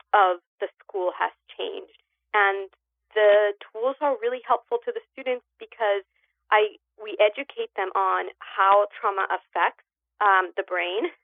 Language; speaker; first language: English; early bilingual, other home language; Spanish